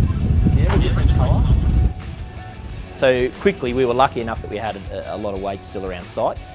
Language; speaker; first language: English; native; English